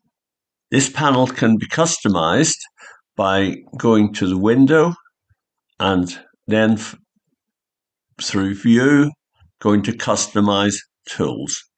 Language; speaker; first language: English; native; English